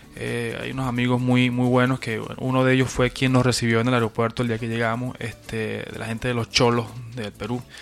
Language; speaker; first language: Spanish; native; Spanish